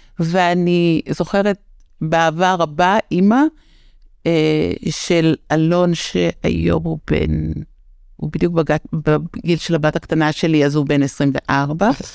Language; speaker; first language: Hebrew; native; Hebrew